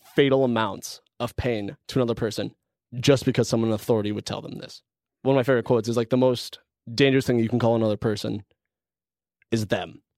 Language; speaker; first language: English; native; English